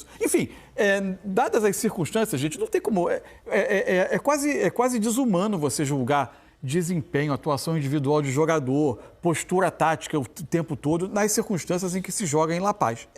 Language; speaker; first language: Portuguese; native; Portuguese